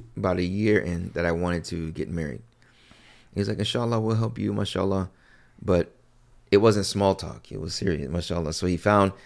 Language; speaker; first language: English; early bilingual, other home language; Akan